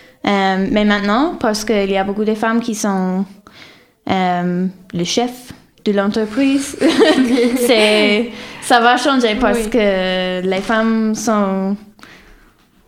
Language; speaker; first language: French; non-native, fluent; English